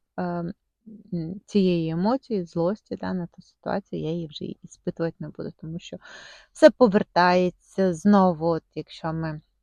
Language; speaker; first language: Ukrainian; non-native, local second language; Russian